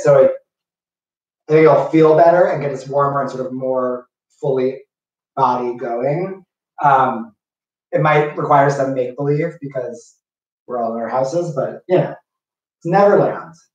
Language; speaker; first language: English; native; English